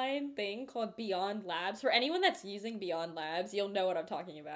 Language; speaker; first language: English; early bilingual, other home language; Telugu